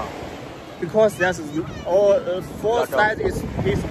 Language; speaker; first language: English; non-native, learner; Chinese